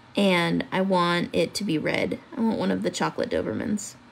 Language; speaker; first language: English; native; English